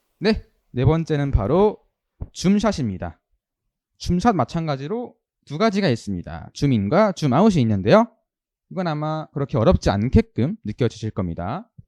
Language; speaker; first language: Korean; native; Korean